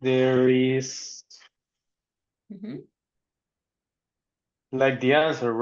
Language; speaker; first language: English; non-native, learner; Spanish